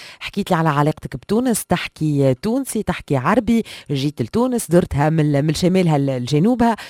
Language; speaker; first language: Arabic; native; Arabic